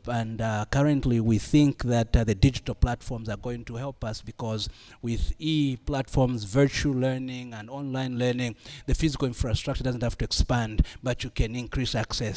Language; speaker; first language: English; non-native, local second language; Bemba